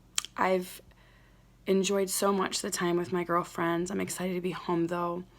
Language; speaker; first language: English; native; English